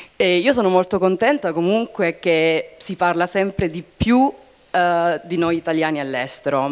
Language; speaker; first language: Italian; early bilingual, heritage; Italian